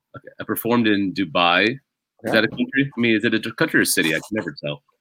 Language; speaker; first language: English; native; English